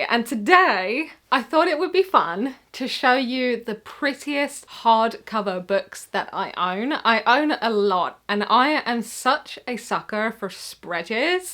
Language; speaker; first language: English; native; English